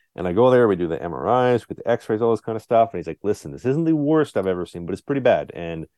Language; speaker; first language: English; native; English